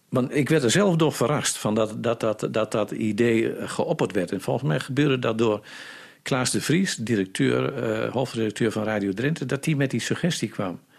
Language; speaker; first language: Dutch; native; Dutch